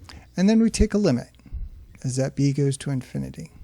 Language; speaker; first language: English; native; English